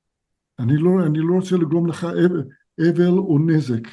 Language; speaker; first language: Hebrew; non-native, fluent; English